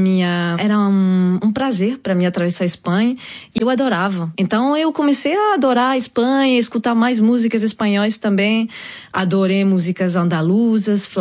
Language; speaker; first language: Portuguese; non-native, fluent; French